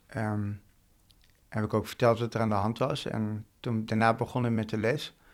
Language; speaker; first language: Dutch; native; Dutch